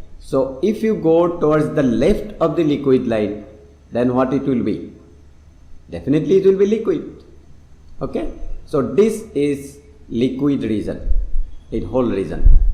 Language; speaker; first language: English; non-native, local second language; Assamese